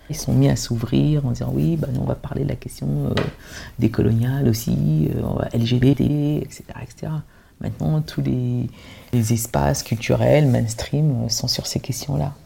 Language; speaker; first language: French; early bilingual, other home language; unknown